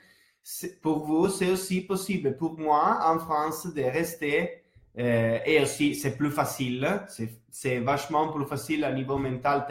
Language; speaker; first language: French; non-native, fluent; Italian